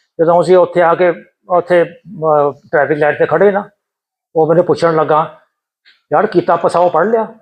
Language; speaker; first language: Punjabi; early bilingual, heritage; Punjabi